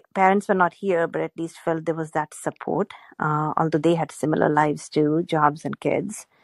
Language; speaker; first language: English; non-native, local second language; Gujarati